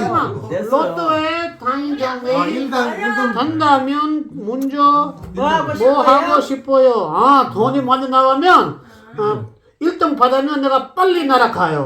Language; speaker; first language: Korean; non-native, learner; Urdu